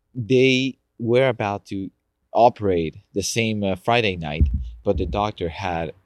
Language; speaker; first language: English; non-native, fluent; Spanish